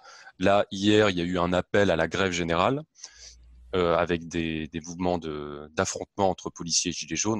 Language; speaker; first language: French; native; French